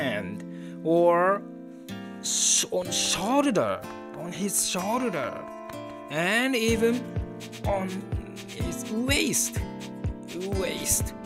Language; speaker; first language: English; non-native, learner; Japanese